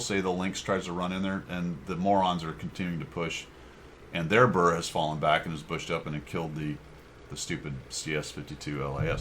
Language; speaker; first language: English; native; English